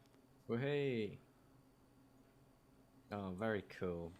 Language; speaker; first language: English; native; English